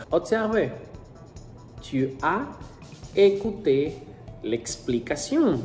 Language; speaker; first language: French; non-native, fluent; Spanish